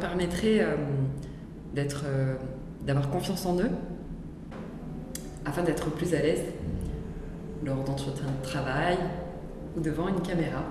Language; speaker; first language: French; native; French